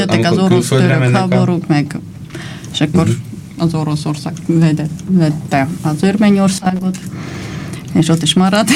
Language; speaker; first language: Hungarian; non-native, fluent; Armenian